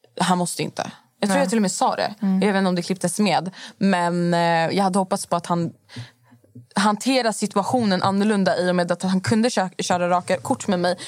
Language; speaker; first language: Swedish; early bilingual, other home language; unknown